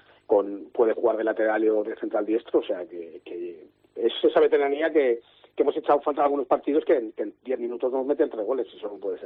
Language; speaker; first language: Spanish; native; Spanish